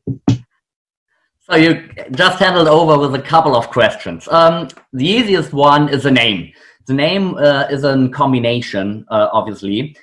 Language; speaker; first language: English; non-native, fluent; German